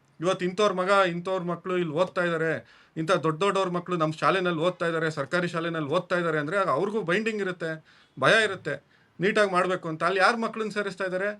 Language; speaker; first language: Kannada; native; Kannada